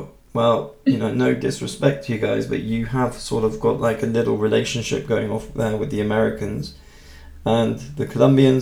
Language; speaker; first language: English; native; English